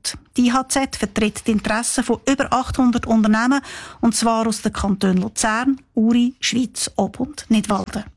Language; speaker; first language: German; native; German